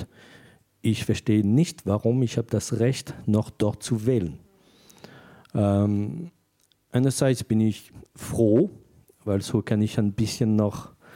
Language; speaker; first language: German; non-native, fluent; French